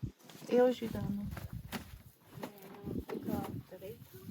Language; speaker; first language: Portuguese; non-native, learner; English